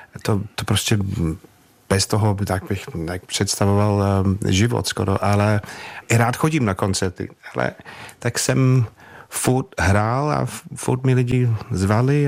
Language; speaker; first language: Czech; non-native, fluent; English